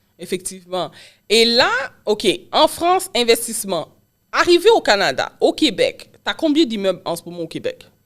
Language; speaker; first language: French; early bilingual, other home language; Haitian Creole